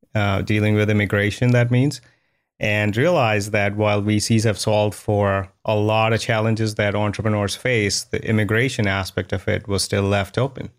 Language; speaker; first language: English; non-native, local second language; Hindi